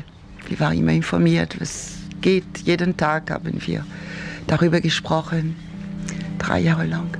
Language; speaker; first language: German; non-native, fluent; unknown